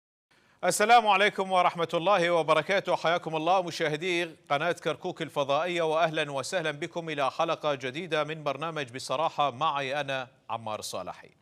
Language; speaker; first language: Arabic; native; Arabic